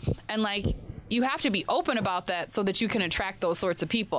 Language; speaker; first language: English; native; English